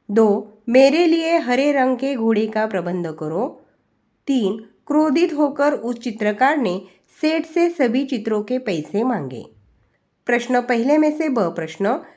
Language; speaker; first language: Hindi; non-native, local second language; Marathi